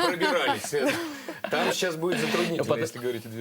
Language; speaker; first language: Russian; native; Russian